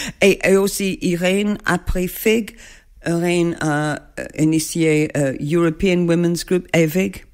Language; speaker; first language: French; non-native, learner; English